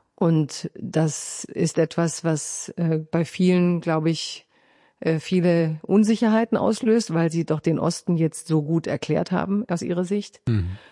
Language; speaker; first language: German; early bilingual, other home language; Croatian